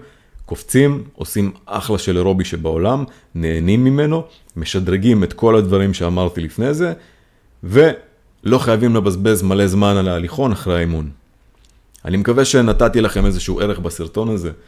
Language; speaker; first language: Hebrew; native; Hebrew